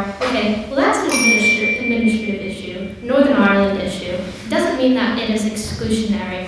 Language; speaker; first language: English; native; English